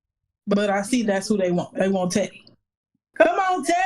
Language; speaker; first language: English; native; English